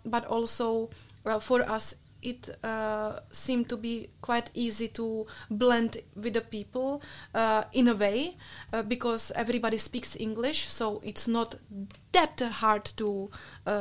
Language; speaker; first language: English; non-native, fluent; Czech